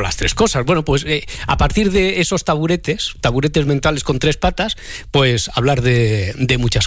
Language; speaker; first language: Spanish; native; Spanish